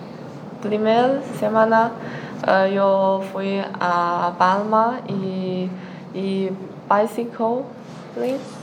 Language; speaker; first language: Spanish; non-native, learner; Chinese